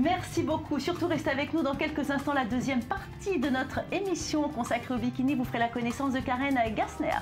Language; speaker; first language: French; native; French